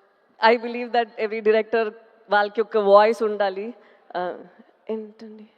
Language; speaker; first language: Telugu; non-native, local second language; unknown